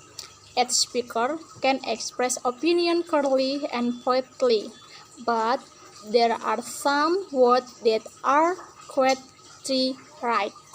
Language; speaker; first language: English; non-native, learner; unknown